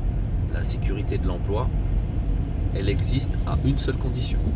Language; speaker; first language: French; native; French